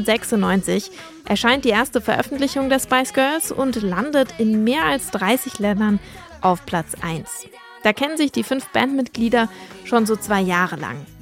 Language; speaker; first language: German; early bilingual, other home language; English